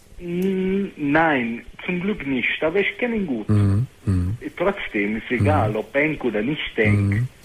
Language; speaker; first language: German; non-native, fluent; Italian